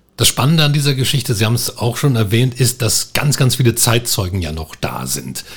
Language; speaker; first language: German; native; German